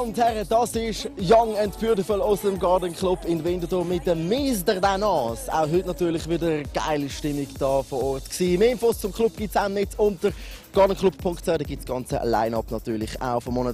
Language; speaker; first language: German; native; German